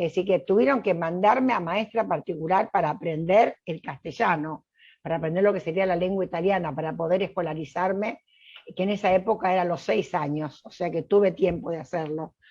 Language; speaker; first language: Spanish; early bilingual, other home language; Italian